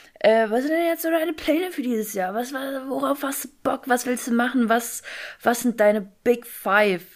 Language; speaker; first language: German; early bilingual, other home language; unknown